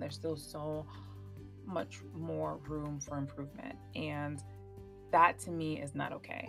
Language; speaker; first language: English; native; English